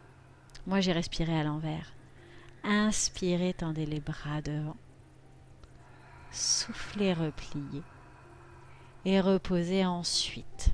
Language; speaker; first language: French; native; French